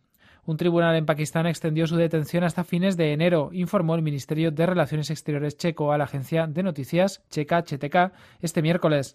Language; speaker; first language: Spanish; native; Spanish